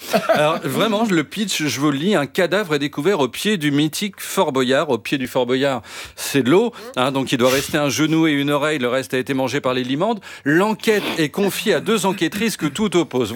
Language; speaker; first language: French; native; French